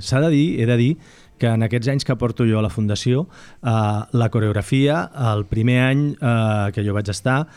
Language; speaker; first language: Catalan; native; Catalan